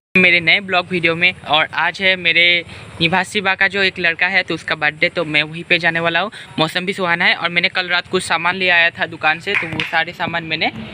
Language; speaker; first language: Hindi; non-native, local second language; Assamese